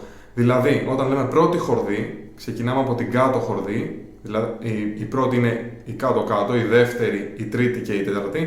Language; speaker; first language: Greek; native; Greek